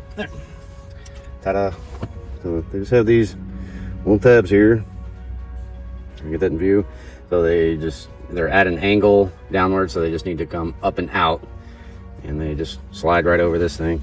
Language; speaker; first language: English; native; English